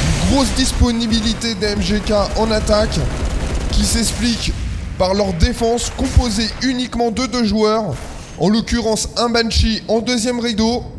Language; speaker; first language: French; native; French